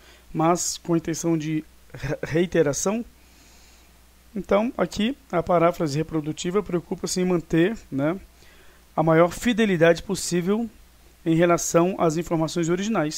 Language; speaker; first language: Portuguese; native; Portuguese